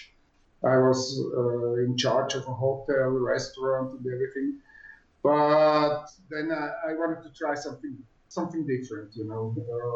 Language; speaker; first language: English; non-native, fluent; Swiss German